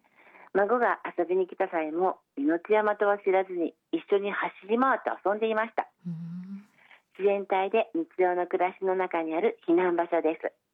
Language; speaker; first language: Japanese; native; Japanese